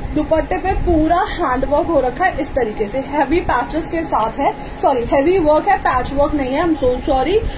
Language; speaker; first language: Hindi; native; Hindi